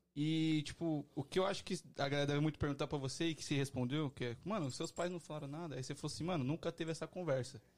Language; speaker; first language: Portuguese; native; Portuguese